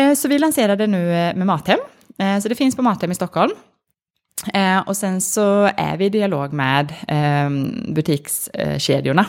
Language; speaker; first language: Swedish; native; Swedish